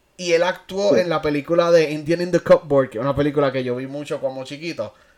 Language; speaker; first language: Spanish; early bilingual, heritage; Spanish